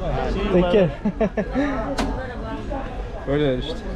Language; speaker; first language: English; non-native, learner; Turkish